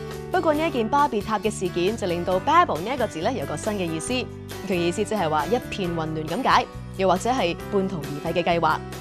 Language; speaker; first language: Cantonese; native; Cantonese